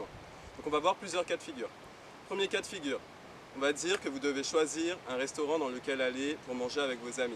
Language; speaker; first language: French; native; French